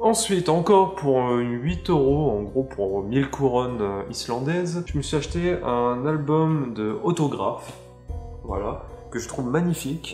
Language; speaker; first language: French; native; French